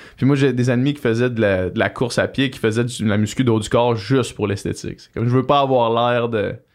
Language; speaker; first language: French; native; French